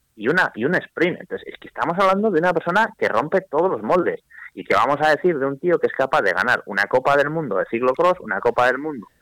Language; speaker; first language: Spanish; native; Spanish